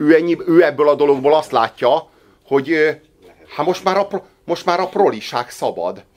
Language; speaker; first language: Hungarian; native; Hungarian